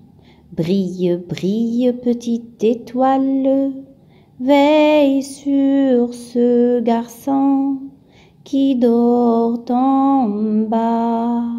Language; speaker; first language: French; non-native, local second language; Arabic